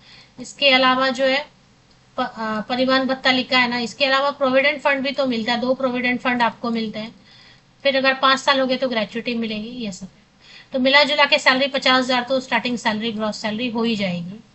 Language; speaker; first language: Hindi; native; Hindi